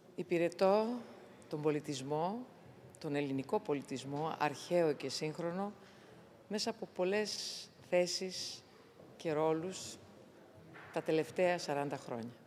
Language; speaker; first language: Greek; native; Greek